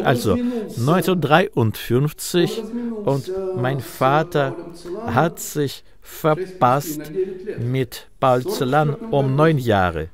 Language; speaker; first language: German; non-native, fluent; Russian